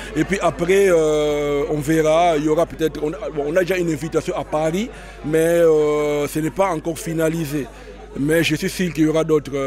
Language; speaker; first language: French; non-native, local second language; Lingala